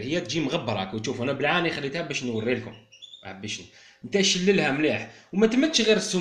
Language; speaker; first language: Arabic; native; Arabic